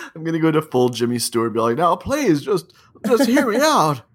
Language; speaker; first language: English; native; English